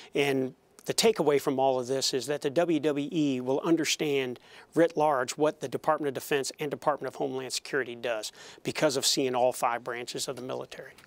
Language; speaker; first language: English; native; English